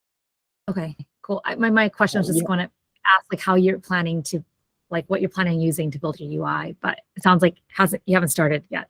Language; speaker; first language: English; native; English